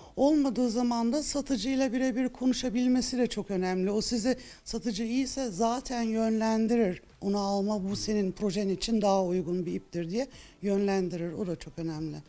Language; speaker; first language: Turkish; early bilingual, heritage; Turkish